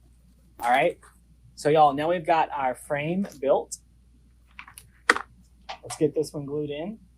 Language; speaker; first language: English; native; English